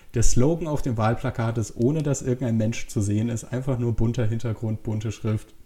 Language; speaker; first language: German; native; German